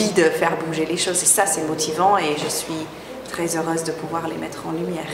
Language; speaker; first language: French; non-native, fluent; English